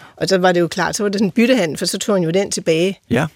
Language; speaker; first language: Danish; native; Danish